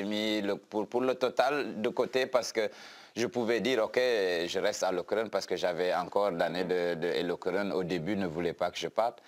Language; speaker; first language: French; non-native, local second language; Wolof